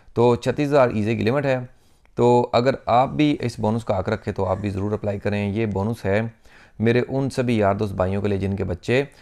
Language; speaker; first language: Urdu; non-native, local second language; Punjabi